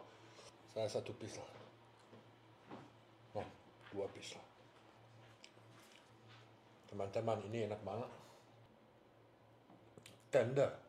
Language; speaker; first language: Indonesian; non-native, learner; French